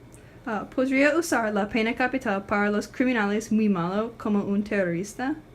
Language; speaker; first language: Spanish; non-native, learner; English